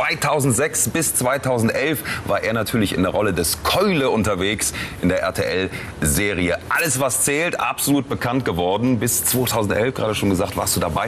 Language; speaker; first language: German; native; German